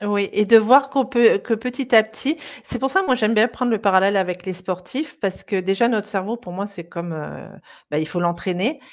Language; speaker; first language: French; native; French